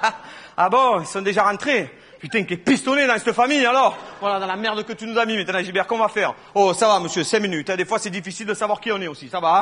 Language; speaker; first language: French; native; French